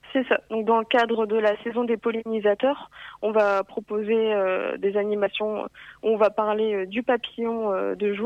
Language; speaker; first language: French; native; French